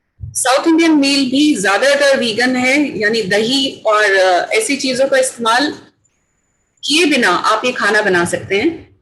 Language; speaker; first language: Hindi; native; Hindi